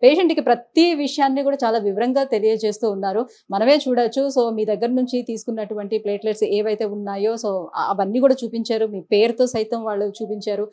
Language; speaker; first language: Telugu; native; Telugu